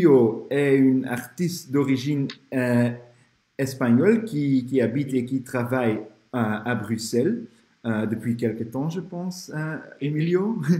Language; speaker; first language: French; non-native, fluent; Dutch